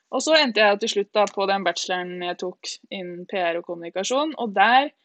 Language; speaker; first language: Norwegian; native; Norwegian